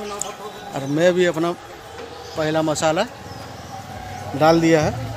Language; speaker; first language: Hindi; native; Hindi